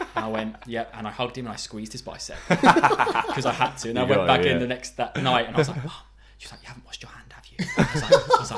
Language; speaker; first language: English; native; English